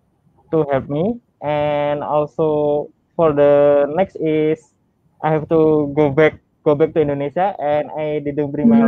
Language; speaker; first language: English; non-native, learner; Indonesian